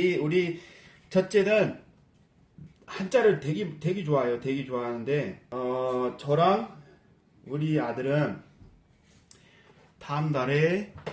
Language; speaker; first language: Korean; non-native, fluent; English